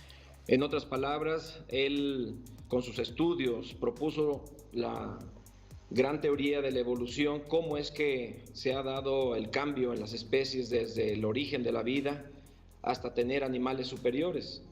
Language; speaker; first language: Spanish; native; Spanish